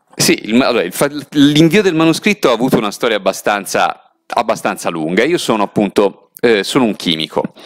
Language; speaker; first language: Italian; native; Italian